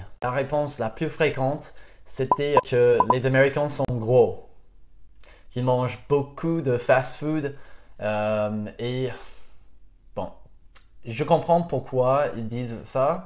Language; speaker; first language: French; non-native, fluent; English